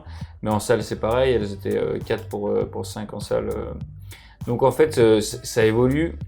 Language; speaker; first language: French; native; French